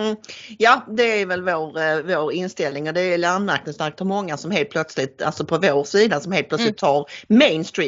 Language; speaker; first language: Swedish; native; Swedish